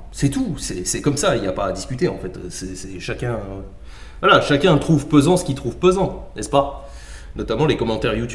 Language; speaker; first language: French; native; French